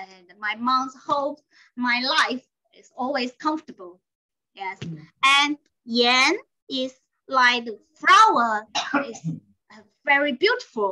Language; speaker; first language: English; non-native, fluent; Chinese